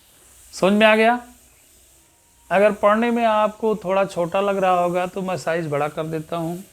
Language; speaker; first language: Hindi; native; Hindi